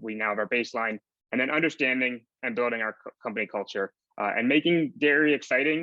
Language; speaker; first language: English; native; English